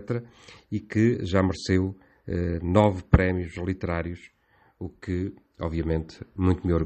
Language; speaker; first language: Portuguese; native; Portuguese